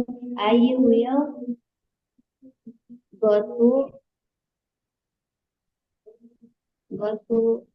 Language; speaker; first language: English; non-native, learner; Indonesian